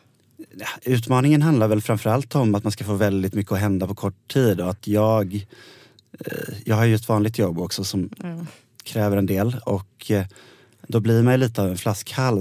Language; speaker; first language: Swedish; native; Swedish